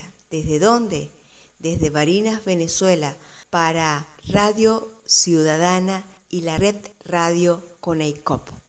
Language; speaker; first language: Spanish; native; Spanish